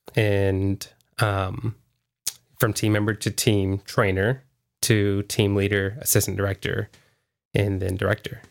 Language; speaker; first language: English; native; English